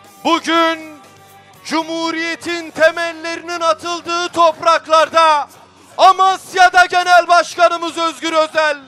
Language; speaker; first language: Turkish; native; Turkish